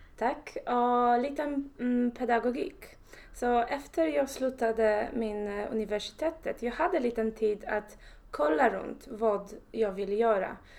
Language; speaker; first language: Swedish; non-native, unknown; Polish